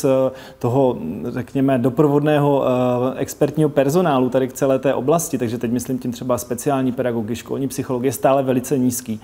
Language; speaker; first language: Czech; native; Czech